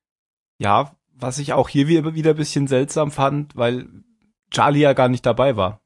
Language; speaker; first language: German; native; German